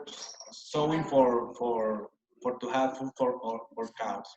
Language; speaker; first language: English; non-native, learner; Spanish